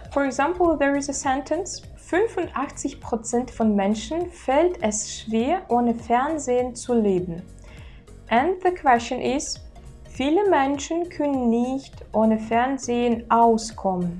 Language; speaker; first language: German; non-native, fluent; Russian